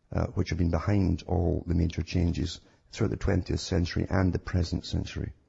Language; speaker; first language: English; native; English